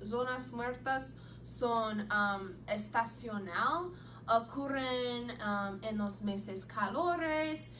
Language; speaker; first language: Spanish; non-native, learner; English